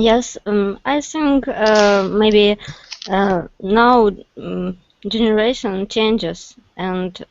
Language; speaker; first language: English; non-native, learner; Russian